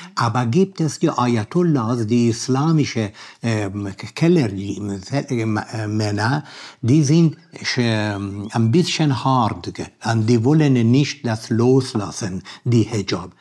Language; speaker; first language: German; non-native, learner; Persian